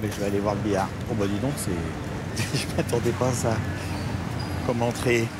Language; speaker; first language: French; native; French